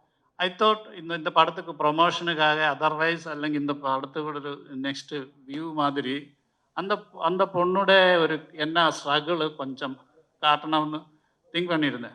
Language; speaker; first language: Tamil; non-native, learner; Malayalam